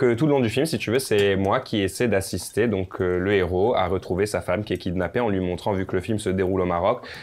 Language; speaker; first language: French; native; French